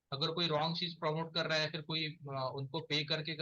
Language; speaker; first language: Hindi; non-native, local second language; Marathi